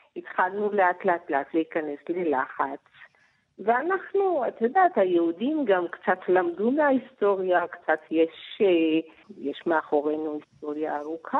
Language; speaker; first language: Hebrew; early bilingual, other home language; Persian